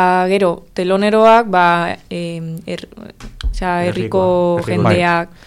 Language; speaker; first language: Basque; non-native, local second language; Spanish